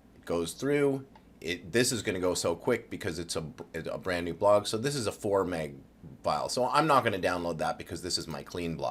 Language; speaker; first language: English; native; English